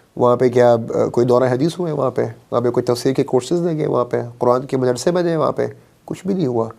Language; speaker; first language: Urdu; early bilingual, heritage; Urdu